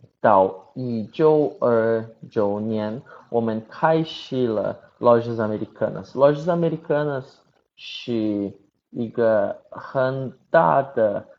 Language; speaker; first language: Chinese; non-native, learner; Portuguese